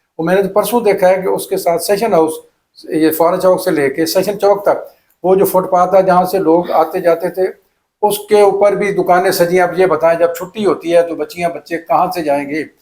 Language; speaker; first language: Urdu; non-native, local second language; Punjabi